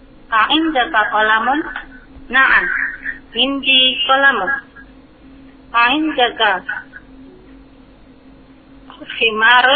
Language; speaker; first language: Arabic; non-native, learner; Indonesian